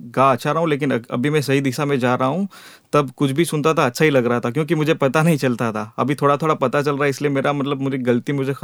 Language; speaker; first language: Hindi; non-native, local second language; Gujarati